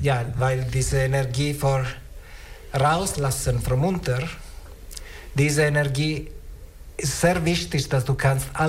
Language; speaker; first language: German; non-native, learner; Italian